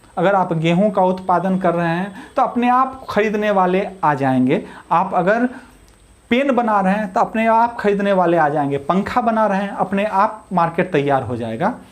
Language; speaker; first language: Hindi; native; Hindi